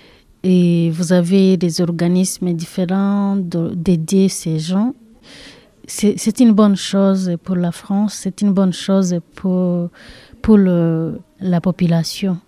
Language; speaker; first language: French; non-native, learner; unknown